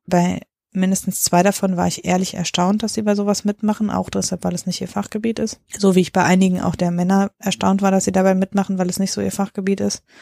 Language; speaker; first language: German; native; German